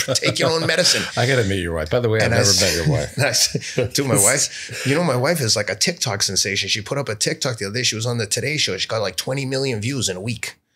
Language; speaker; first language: English; native; English